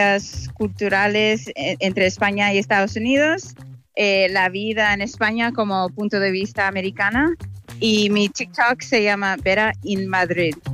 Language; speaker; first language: Spanish; non-native, fluent; English